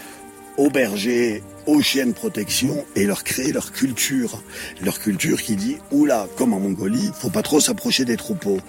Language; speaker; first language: French; native; French